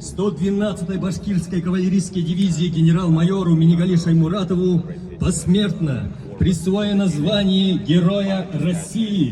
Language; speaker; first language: Russian; native; Russian